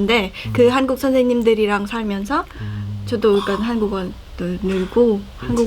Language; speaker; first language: Korean; non-native, fluent; Khmer